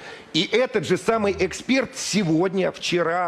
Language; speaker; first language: Russian; native; Russian